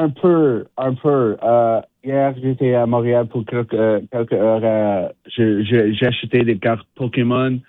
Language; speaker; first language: French; non-native, fluent; English